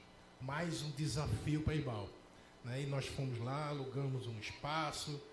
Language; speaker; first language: Portuguese; native; Portuguese